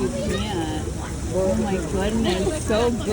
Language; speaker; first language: English; native; English